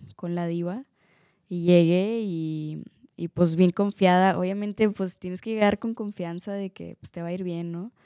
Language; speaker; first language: Spanish; native; Spanish